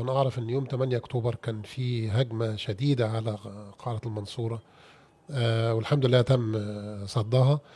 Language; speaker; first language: Arabic; native; Arabic